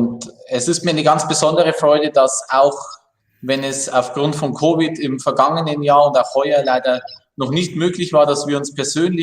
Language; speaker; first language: German; native; German